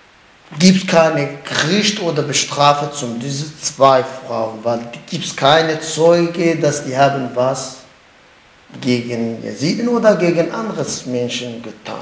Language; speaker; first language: German; non-native, learner; Kurdish